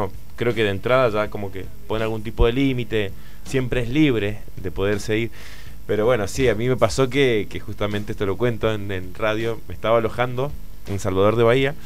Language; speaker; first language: Spanish; native; Spanish